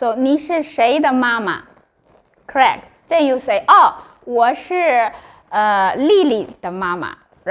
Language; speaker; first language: Chinese; non-native, learner; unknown